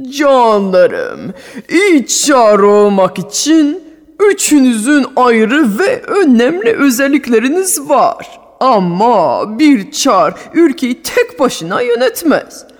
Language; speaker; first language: Turkish; non-native, fluent; French